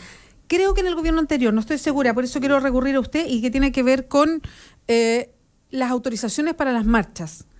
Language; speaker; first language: Spanish; native; Spanish